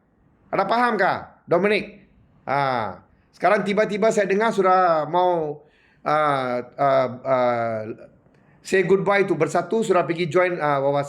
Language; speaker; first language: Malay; non-native, local second language; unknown